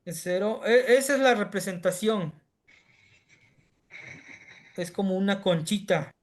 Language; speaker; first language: Spanish; native; Spanish